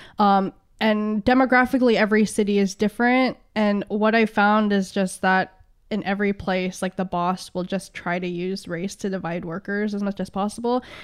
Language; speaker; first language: English; early bilingual, other home language; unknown